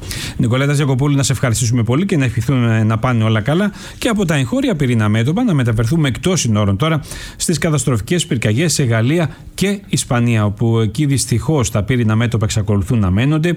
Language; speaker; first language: Greek; native; Greek